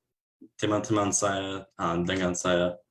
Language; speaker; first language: Indonesian; non-native, learner; English